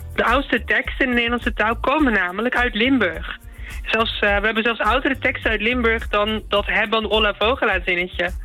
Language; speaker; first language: Dutch; native; Dutch